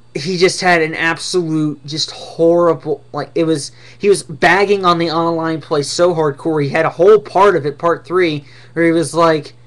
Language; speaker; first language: English; native; English